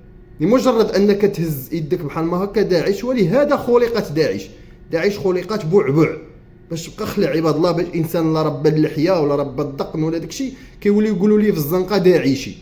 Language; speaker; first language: Arabic; native; Arabic